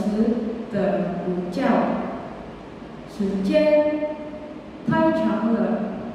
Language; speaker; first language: Chinese; non-native, learner; Indonesian